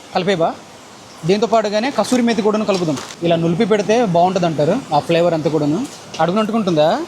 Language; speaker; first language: Telugu; non-native, local second language; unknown